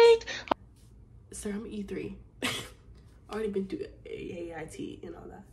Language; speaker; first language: English; native; English